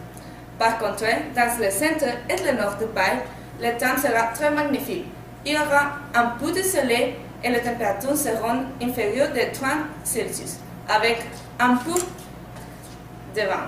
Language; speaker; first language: French; non-native, learner; Spanish